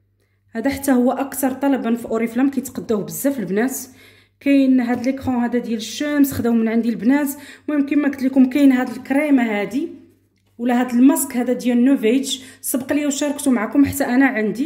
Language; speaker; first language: Arabic; native; Arabic